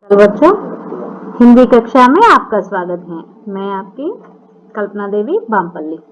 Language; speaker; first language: Hindi; non-native, local second language; Telugu